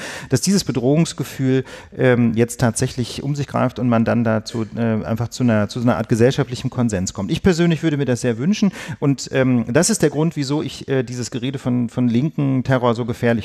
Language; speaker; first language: German; native; German